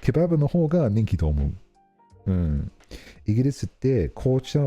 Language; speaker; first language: Japanese; non-native, learner; English